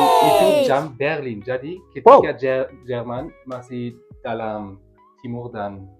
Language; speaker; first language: Indonesian; non-native, learner; German